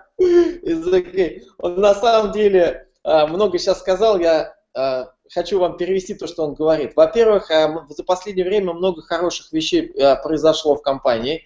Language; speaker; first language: Russian; native; Russian